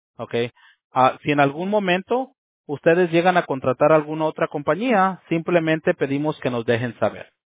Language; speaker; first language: Spanish; early bilingual, heritage; Spanish